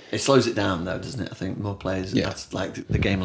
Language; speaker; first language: English; native; English